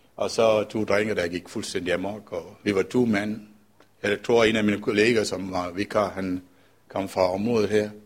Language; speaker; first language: Danish; non-native, fluent; Sinhala